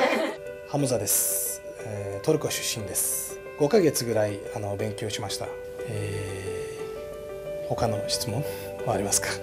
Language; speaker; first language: Japanese; non-native, learner; Turkish